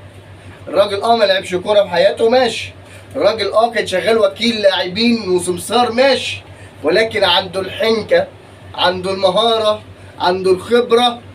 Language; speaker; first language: Arabic; native; Arabic